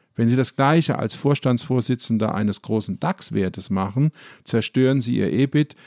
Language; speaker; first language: German; native; German